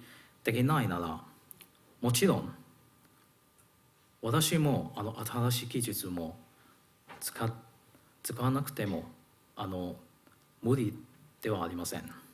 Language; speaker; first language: Japanese; non-native, learner; Cantonese